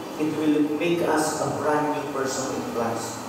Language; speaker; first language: English; non-native, local second language; Filipino